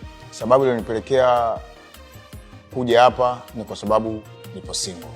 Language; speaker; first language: Swahili; native; Swahili